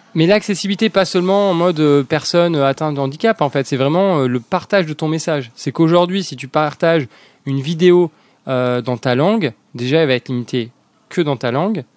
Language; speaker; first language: French; native; French